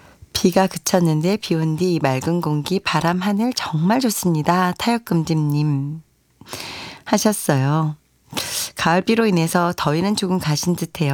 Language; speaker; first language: Korean; native; Korean